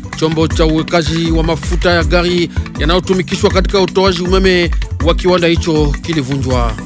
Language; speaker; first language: Swahili; native; Swahili